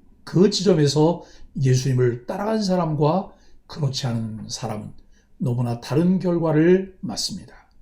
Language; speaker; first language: Korean; native; Korean